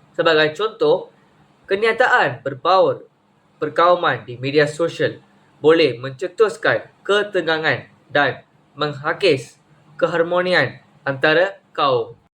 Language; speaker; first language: Malay; non-native, local second language; Tamil